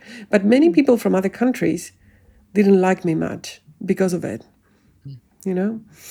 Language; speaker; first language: English; non-native, fluent; Spanish